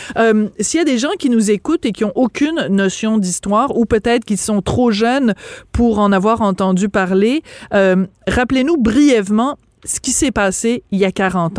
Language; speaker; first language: French; native; French